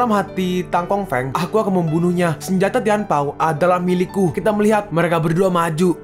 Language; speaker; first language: Indonesian; native; Indonesian